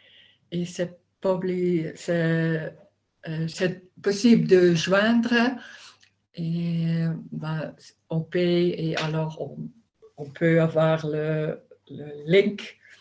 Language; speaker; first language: French; non-native, learner; Dutch